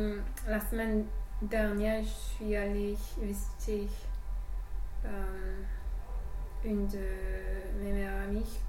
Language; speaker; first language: French; non-native, fluent; English